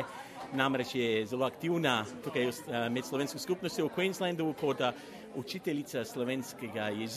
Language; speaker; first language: Slovenian; native; Slovenian